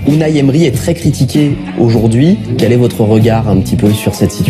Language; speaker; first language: French; native; French